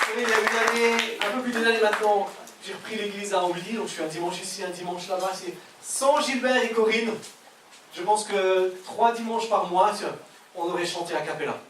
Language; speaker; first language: French; native; French